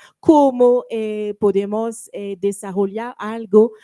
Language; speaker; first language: Spanish; non-native, learner; French